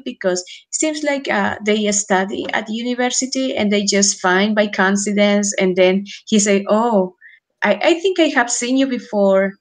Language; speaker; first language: English; non-native, fluent; Spanish